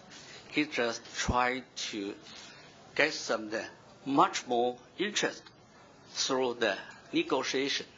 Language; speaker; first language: English; non-native, fluent; Chinese